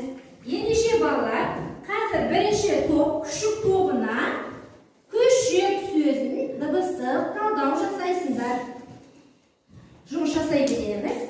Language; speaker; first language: Kazakh; native; Kazakh